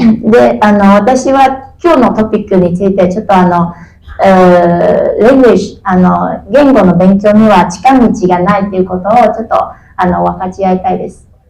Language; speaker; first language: Japanese; non-native, fluent; Chinese